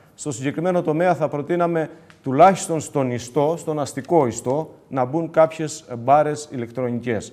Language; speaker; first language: Greek; native; Greek